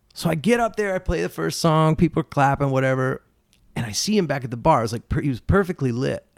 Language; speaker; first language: English; native; English